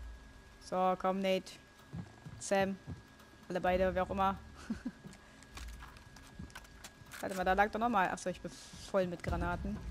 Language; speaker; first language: German; native; German